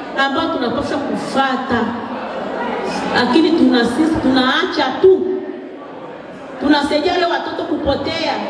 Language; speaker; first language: Swahili; non-native, local second language; Bembe